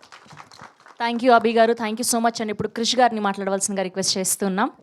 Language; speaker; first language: Telugu; native; Telugu